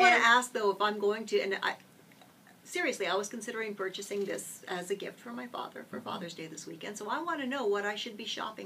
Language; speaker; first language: English; native; English